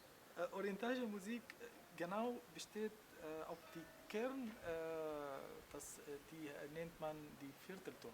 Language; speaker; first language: German; non-native, learner; Arabic